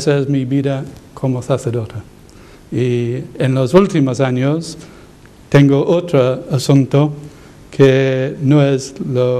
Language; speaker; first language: Spanish; non-native, learner; English